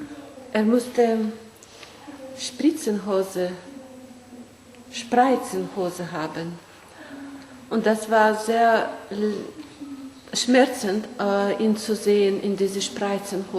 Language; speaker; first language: German; non-native, learner; Korean